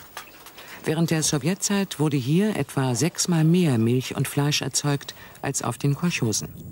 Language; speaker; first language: German; native; German